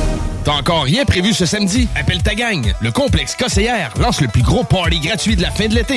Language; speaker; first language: French; native; French